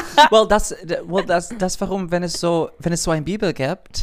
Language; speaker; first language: German; non-native, fluent; English